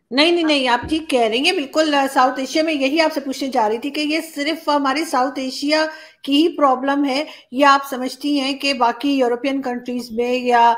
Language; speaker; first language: Urdu; native; Urdu